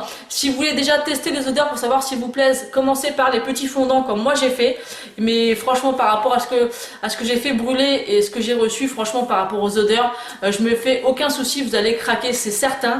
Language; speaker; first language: French; native; French